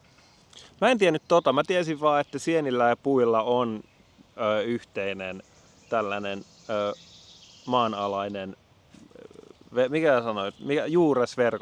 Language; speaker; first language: Finnish; native; Finnish